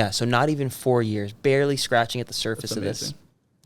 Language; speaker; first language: English; native; English